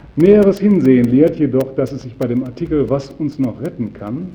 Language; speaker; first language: German; native; German